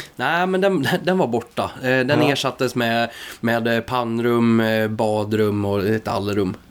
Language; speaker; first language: Swedish; native; Swedish